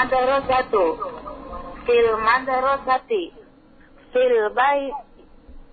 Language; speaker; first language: Arabic; non-native, learner; Indonesian